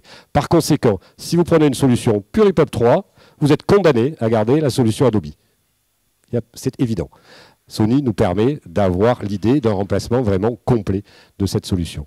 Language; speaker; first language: French; native; French